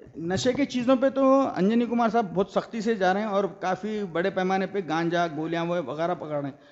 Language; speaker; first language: Hindi; non-native, local second language; Urdu